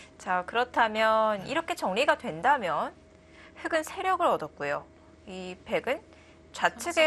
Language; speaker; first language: Korean; native; Korean